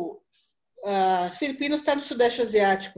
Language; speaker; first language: Portuguese; native; Portuguese